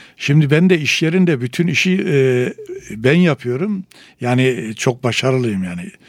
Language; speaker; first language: Turkish; native; Turkish